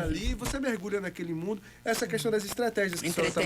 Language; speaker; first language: Portuguese; native; Portuguese